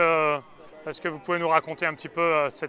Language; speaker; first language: French; native; French